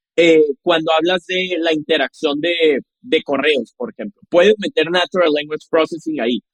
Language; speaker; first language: Spanish; native; Spanish